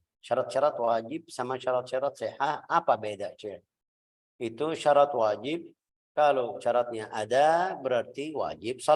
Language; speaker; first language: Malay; non-native, fluent; Arabic